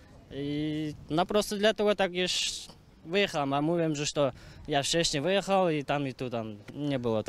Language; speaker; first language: Polish; non-native, learner; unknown